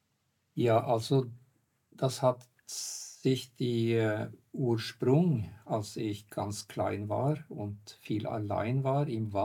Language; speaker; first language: German; non-native, fluent; Norwegian